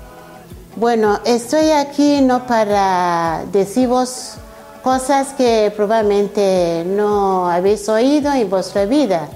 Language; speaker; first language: Spanish; non-native, fluent; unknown